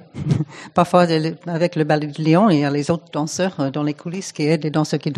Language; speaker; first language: French; non-native, fluent; English